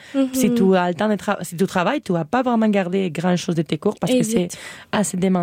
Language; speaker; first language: French; non-native, fluent; Spanish